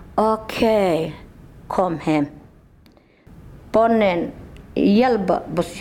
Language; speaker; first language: Swedish; non-native, learner; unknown